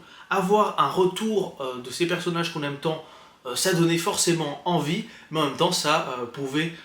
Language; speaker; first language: French; native; French